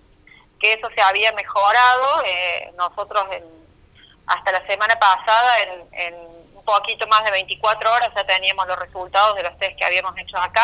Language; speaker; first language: Spanish; native; Spanish